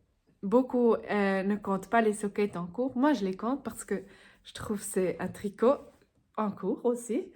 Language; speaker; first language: French; non-native, local second language; Swiss German